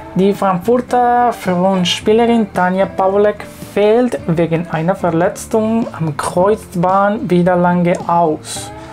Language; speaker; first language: German; non-native, learner; Spanish